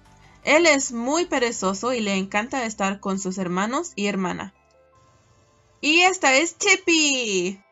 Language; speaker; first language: Spanish; non-native, learner; English